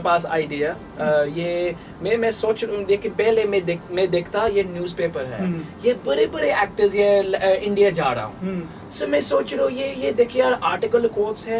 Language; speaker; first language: Hindi; non-native, learner; English